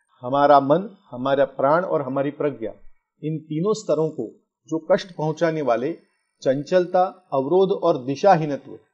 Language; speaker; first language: Hindi; non-native, local second language; Marathi